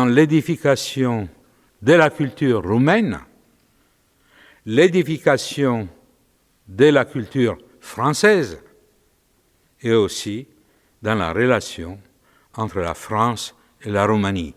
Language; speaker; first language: French; non-native, fluent; Romanian